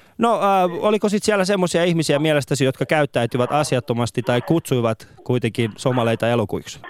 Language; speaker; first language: Finnish; non-native, fluent; Persian